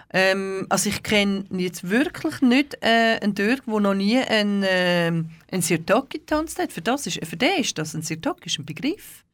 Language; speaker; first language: German; early bilingual, other home language; Turkish